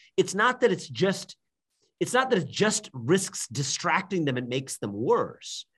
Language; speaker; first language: English; native; English